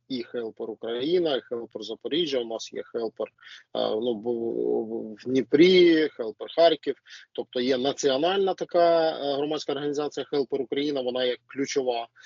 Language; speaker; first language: Ukrainian; native; Ukrainian